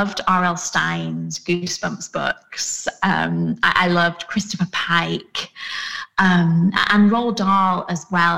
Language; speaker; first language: English; native; English